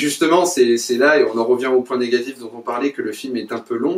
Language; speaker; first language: French; native; French